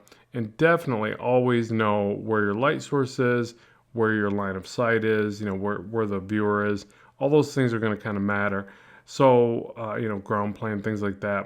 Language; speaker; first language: English; native; English